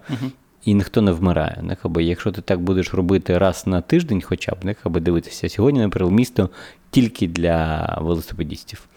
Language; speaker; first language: Ukrainian; native; Ukrainian